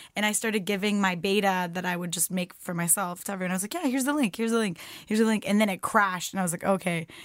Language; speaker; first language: English; non-native, fluent; Turkish